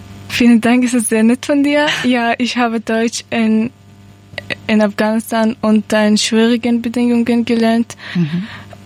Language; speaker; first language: German; non-native, learner; Persian